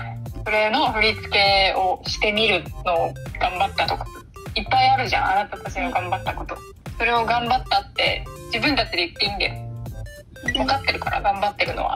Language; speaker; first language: Japanese; native; Japanese